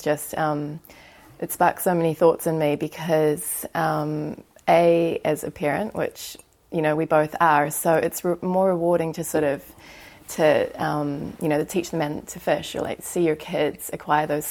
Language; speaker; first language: English; native; English